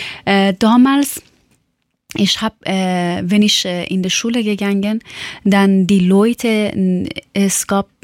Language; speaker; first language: German; non-native, learner; Persian